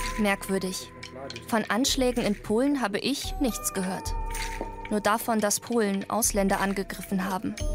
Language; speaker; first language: German; early bilingual, other home language; Polish